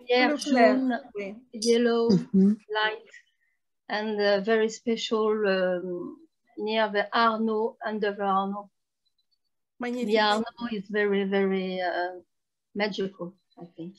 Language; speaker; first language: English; non-native, learner; French